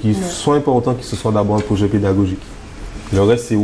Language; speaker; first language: French; native; French